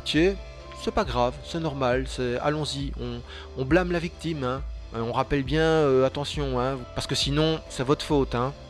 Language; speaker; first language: French; native; French